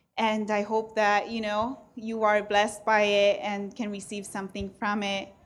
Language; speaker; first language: English; early bilingual, other home language; Spanish